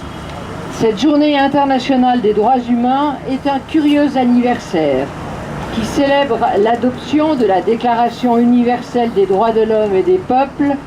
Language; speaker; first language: French; native; French